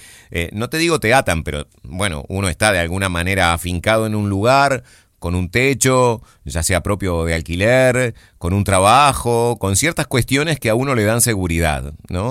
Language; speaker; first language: Spanish; native; Spanish